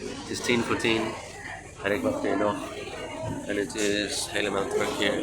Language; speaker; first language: Dutch; non-native, learner; English